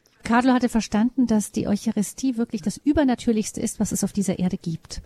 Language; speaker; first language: German; native; German